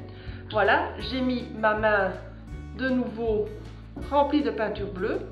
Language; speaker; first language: French; native; French